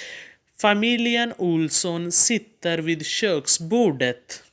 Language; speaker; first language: Swedish; non-native, fluent; Urdu